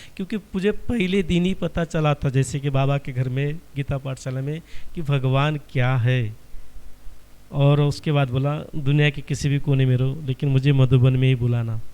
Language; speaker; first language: Hindi; non-native, local second language; Marathi